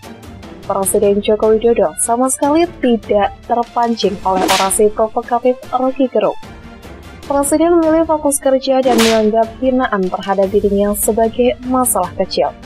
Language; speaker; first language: Indonesian; native; Indonesian